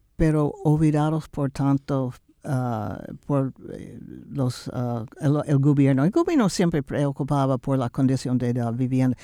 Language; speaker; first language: Spanish; non-native, fluent; English